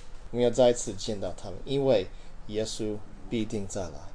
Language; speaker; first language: Chinese; non-native, fluent; English